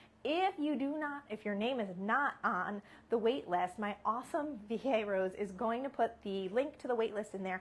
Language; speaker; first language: English; native; English